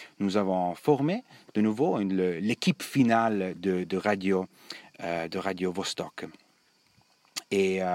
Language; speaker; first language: French; non-native, learner; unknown